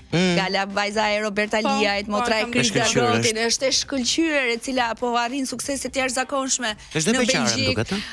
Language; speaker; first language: Albanian; native; Albanian